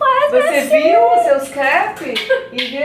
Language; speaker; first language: Portuguese; native; Portuguese